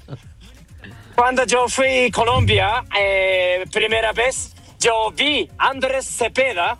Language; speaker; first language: Spanish; non-native, learner; Japanese